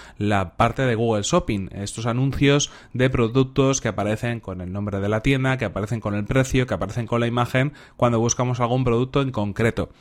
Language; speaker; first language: Spanish; native; Spanish